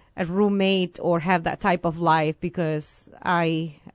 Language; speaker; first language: English; non-native, fluent; Spanish